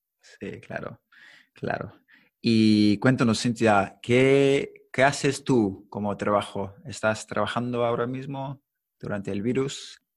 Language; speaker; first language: Spanish; non-native, fluent; English